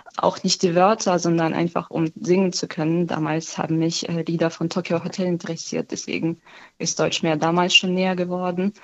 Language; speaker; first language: German; non-native, fluent; Ukrainian